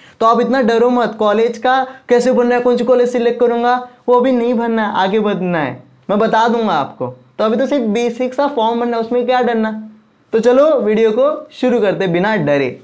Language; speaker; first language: Hindi; non-native, local second language; Marwari